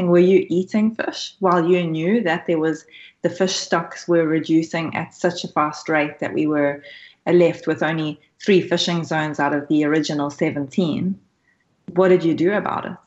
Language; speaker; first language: English; native; English